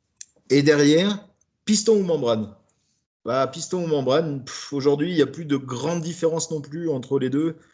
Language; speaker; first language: French; native; French